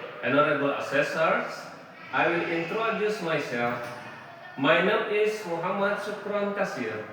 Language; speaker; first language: English; non-native, learner; Indonesian